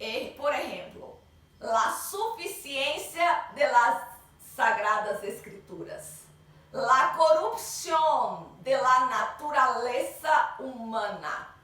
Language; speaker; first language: Spanish; non-native, learner; Portuguese